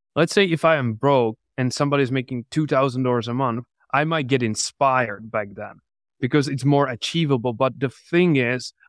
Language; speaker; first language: English; non-native, fluent; Czech